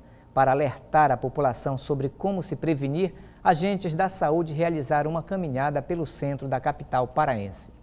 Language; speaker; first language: Portuguese; native; Portuguese